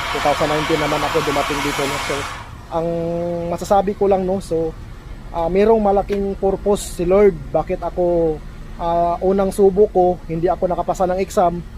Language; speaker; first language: Filipino; non-native, local second language; Cebuano